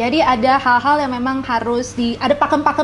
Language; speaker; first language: Indonesian; native; Indonesian